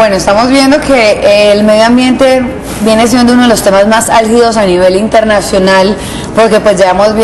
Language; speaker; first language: Spanish; native; Spanish